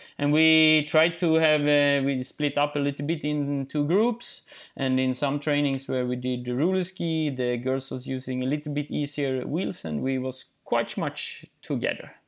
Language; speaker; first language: English; non-native, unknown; Swedish